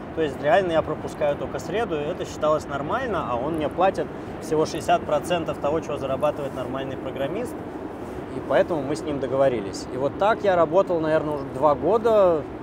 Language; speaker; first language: Russian; early bilingual, heritage; Russian